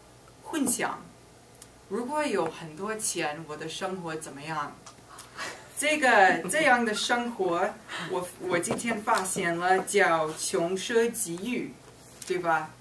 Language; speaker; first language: Chinese; non-native, fluent; English